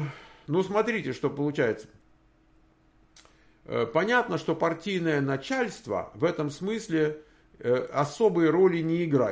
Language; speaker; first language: Russian; native; Russian